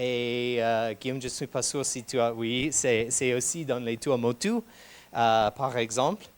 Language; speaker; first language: French; non-native, fluent; English